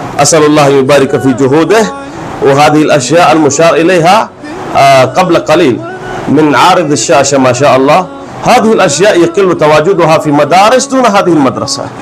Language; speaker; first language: Arabic; non-native, fluent; Urdu